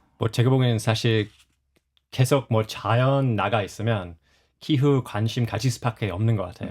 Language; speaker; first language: Korean; non-native, fluent; English